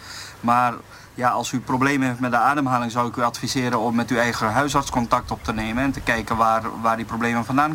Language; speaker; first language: Dutch; native; Dutch